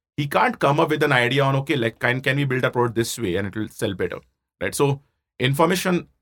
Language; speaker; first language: English; non-native, local second language; Hindi